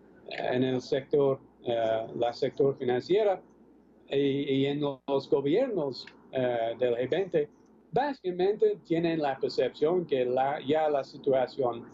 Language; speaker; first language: Spanish; non-native, fluent; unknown